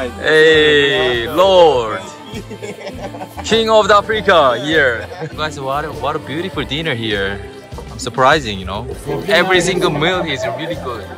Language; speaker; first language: English; non-native, learner; Korean